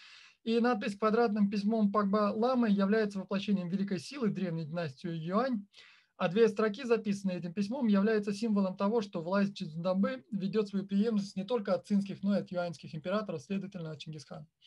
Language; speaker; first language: Russian; native; Russian